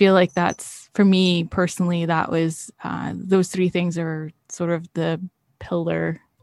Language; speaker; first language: English; native; English